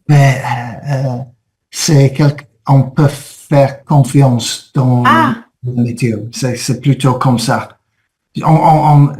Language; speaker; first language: French; non-native, fluent; English